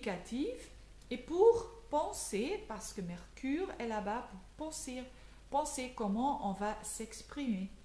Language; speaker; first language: French; non-native, local second language; Dutch